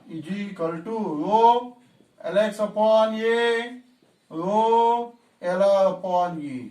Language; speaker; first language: Hindi; non-native, local second language; Marathi